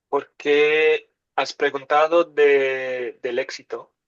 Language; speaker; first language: Spanish; non-native, learner; English